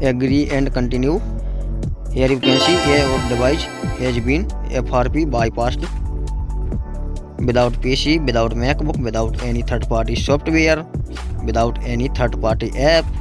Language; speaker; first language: English; non-native, local second language; Hindi